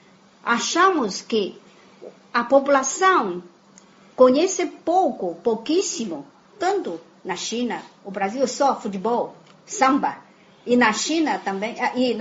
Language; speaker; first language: Portuguese; non-native, fluent; Chinese